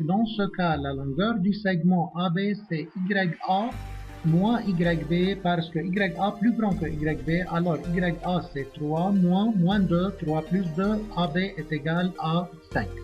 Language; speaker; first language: French; non-native, local second language; Arabic